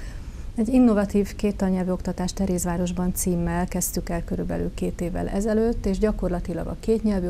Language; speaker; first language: Hungarian; native; Hungarian